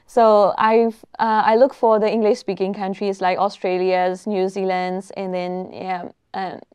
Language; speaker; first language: English; non-native, fluent; Burmese